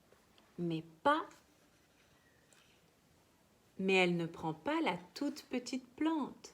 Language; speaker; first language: French; native; French